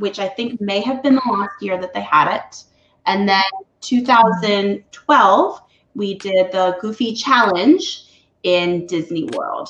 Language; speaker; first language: English; native; English